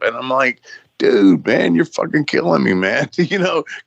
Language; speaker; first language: English; native; English